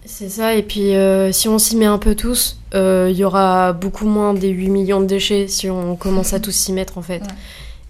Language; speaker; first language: French; native; French